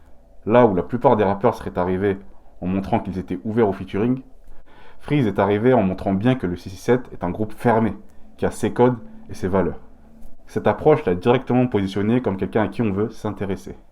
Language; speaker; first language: French; native; French